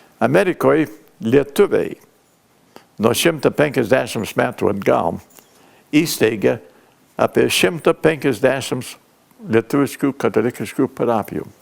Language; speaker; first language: Lithuanian; early bilingual, heritage; Lithuanian